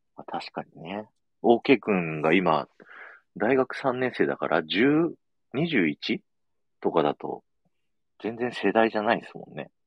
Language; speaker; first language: Japanese; native; Japanese